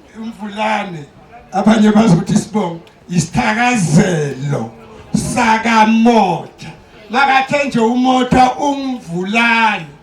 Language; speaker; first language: Zulu; non-native, local second language; South Ndebele